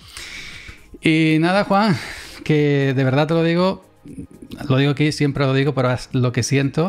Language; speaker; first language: Spanish; native; Spanish